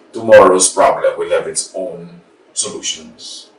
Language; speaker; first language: English; non-native, local second language; Filipino